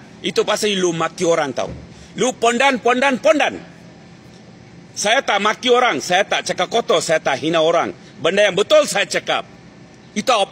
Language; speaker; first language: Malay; non-native, fluent; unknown